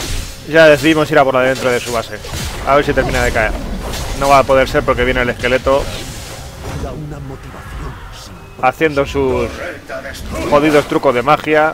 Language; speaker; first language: Spanish; native; Spanish